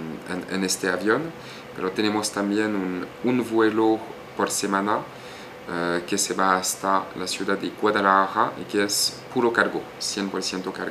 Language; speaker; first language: Spanish; non-native, fluent; French